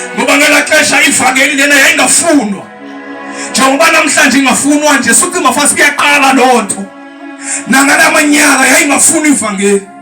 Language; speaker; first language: Zulu; non-native, local second language; Xhosa